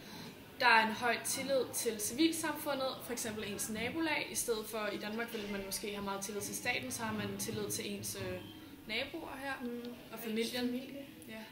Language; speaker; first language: Danish; native; Danish